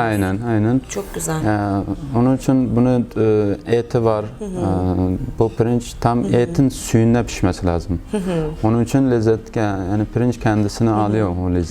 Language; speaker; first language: Turkish; non-native, learner; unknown